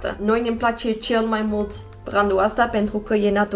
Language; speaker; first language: Romanian; non-native, learner; Dutch